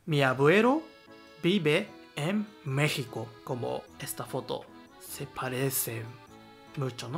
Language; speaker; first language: Spanish; non-native, learner; Japanese